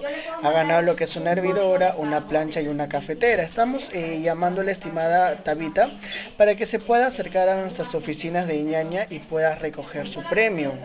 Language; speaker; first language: Spanish; native; Spanish